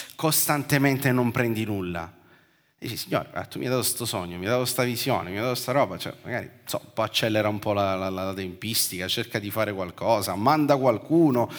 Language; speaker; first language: Italian; native; Italian